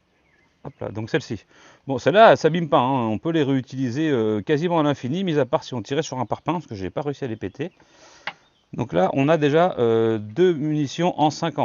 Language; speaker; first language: French; native; French